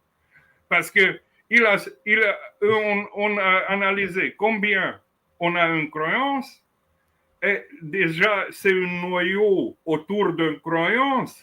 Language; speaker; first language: French; non-native, fluent; Romanian